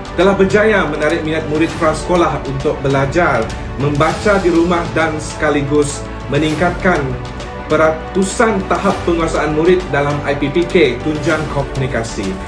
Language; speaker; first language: Malay; non-native, local second language; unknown